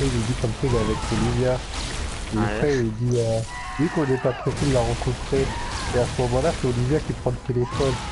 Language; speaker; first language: French; native; French